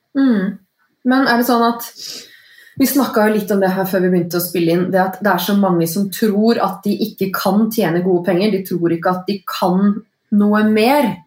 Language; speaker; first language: Norwegian; native; Norwegian